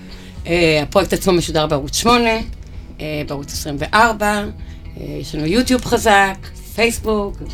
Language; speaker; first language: Hebrew; native; Hebrew